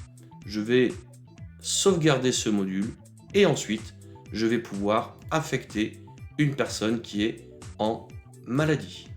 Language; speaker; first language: French; native; French